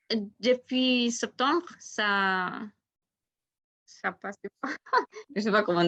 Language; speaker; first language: French; non-native, learner; Spanish